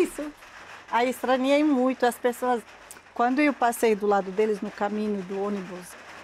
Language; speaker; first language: Portuguese; non-native, learner; Arabic